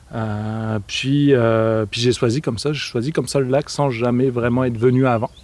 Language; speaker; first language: French; native; French